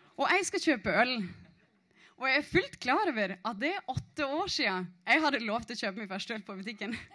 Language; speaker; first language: Norwegian; native; Norwegian